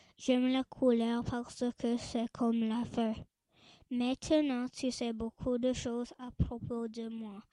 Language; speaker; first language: French; non-native, local second language; English